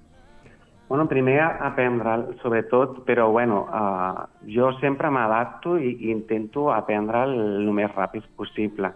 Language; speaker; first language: Catalan; non-native, local second language; Spanish